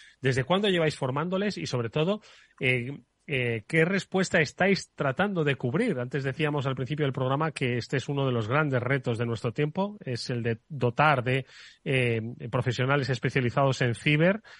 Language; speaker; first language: Spanish; native; Spanish